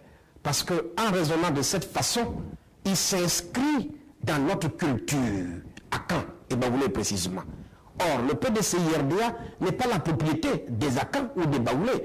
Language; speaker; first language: French; non-native, local second language; Baoulé